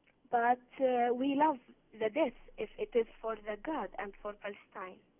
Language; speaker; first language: English; non-native, learner; Arabic